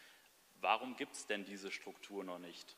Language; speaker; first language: German; native; German